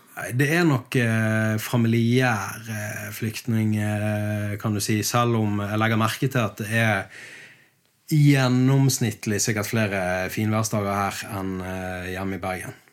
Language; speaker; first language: Norwegian; native; Norwegian